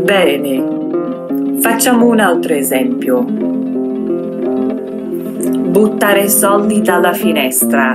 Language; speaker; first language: Italian; non-native, fluent; English